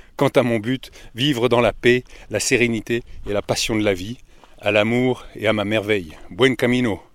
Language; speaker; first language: French; native; French